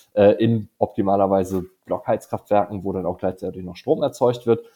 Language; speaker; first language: German; native; German